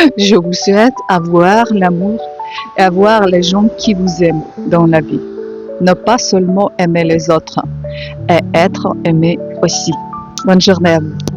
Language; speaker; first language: French; non-native, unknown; Ukrainian